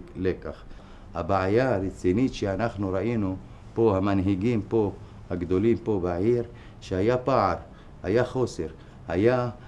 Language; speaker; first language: Hebrew; non-native, local second language; Arabic